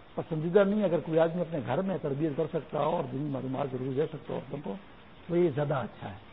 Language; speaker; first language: Urdu; non-native, local second language; Pashto